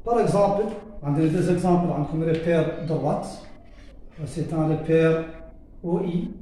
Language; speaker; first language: French; non-native, local second language; Arabic